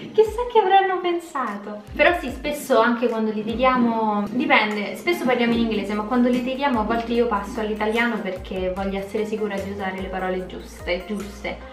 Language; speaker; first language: Italian; native; Italian